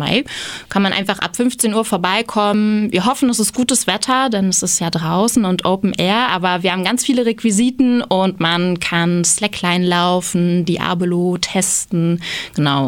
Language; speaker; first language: German; native; German